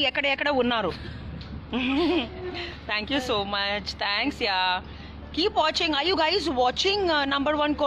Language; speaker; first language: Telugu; non-native, learner; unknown